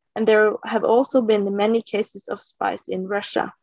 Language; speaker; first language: English; non-native, fluent; Norwegian